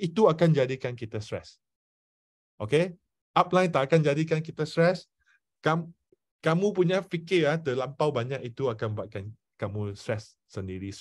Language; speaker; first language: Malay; non-native, local second language; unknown